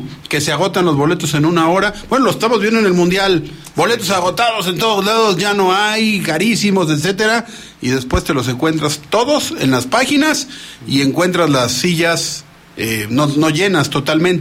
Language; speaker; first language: Spanish; native; Spanish